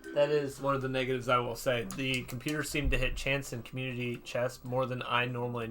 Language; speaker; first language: English; native; English